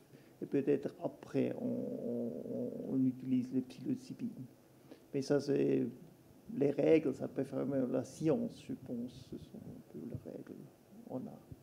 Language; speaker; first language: French; non-native, local second language; German